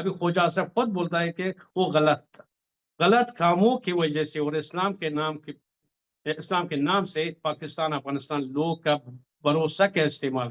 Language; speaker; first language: Hindi; non-native, fluent; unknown